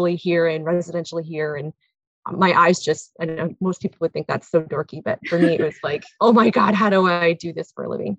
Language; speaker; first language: English; native; English